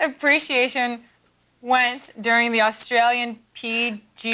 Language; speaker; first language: English; native; English